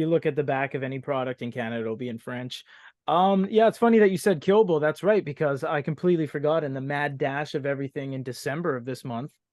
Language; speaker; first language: English; native; English